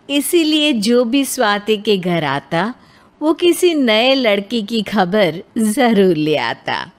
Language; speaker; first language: Hindi; native; Hindi